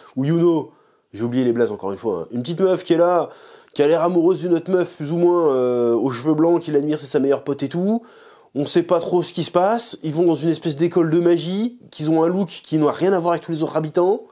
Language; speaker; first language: French; native; French